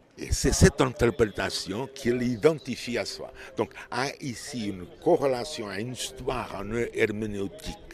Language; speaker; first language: French; non-native, fluent; Portuguese